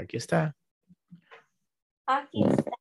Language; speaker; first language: Spanish; non-native, learner; English